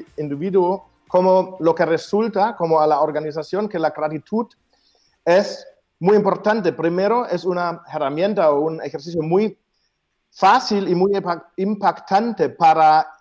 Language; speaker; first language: Spanish; non-native, fluent; German